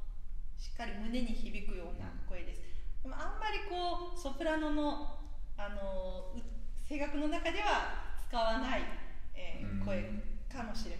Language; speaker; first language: Japanese; native; Japanese